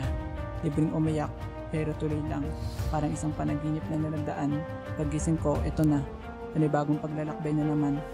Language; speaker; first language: Filipino; native; Filipino